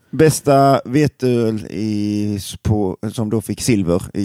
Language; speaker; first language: Swedish; native; Swedish